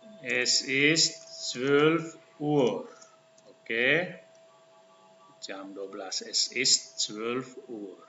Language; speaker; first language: German; non-native, learner; Indonesian